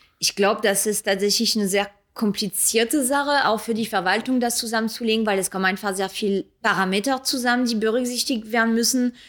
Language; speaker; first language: German; early bilingual, other home language; French